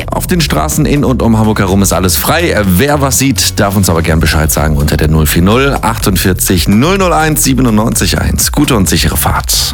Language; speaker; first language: German; native; German